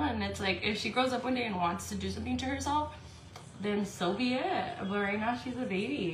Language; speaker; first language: English; early bilingual, other home language; Spanish